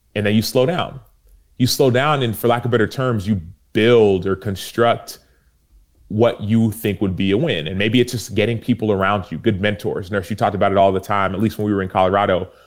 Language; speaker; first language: English; early bilingual, other home language; Yoruba